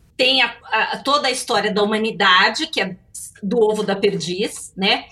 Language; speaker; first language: Portuguese; native; Portuguese